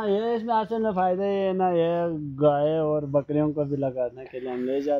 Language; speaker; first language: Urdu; non-native, local second language; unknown